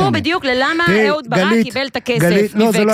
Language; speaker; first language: Hebrew; native; Hebrew